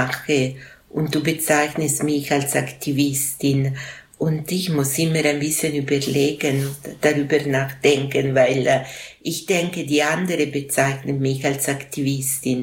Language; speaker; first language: German; non-native, local second language; Italian